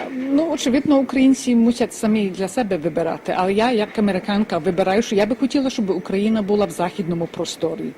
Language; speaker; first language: Ukrainian; early bilingual, heritage; Ukrainian